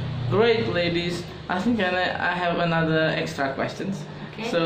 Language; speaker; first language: English; non-native, fluent; Indonesian